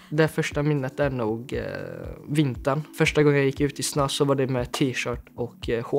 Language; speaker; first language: Swedish; early bilingual, other home language; Chinese